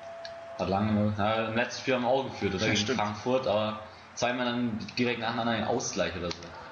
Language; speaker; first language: German; native; German